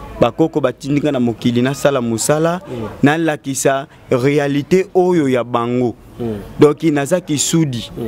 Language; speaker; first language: Lingala; non-native, local second language; Kongo